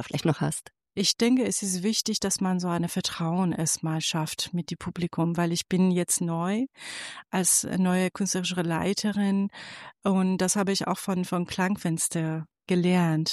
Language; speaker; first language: German; non-native, fluent; Persian